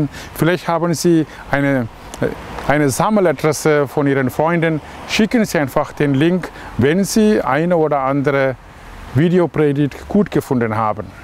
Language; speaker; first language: German; non-native, fluent; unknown